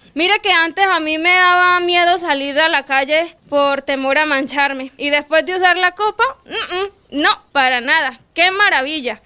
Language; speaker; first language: Spanish; native; Spanish